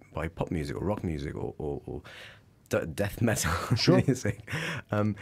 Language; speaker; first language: English; early bilingual, other home language; Russian